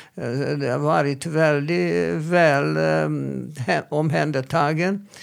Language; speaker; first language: Swedish; non-native, fluent; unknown